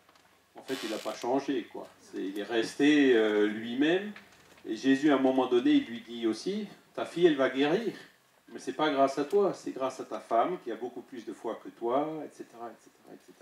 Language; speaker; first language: French; native; French